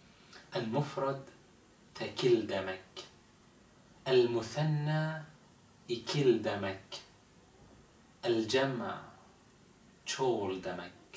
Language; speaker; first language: Turkish; non-native, fluent; Arabic